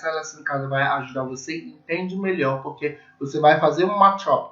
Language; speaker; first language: Portuguese; non-native, learner; English